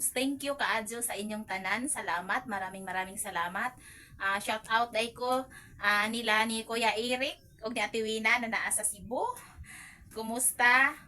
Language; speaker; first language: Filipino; non-native, local second language; Cebuano